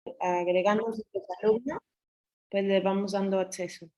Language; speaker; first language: Spanish; native; Spanish